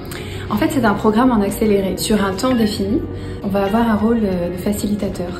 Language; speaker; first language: French; native; French